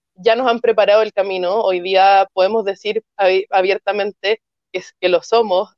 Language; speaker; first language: Spanish; native; Spanish